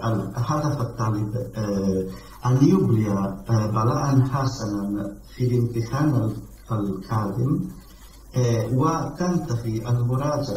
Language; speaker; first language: Arabic; non-native, learner; Italian